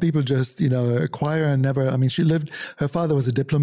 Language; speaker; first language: English; non-native, fluent; German